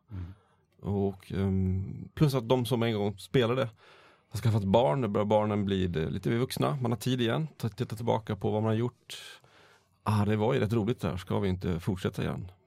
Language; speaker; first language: Swedish; native; Swedish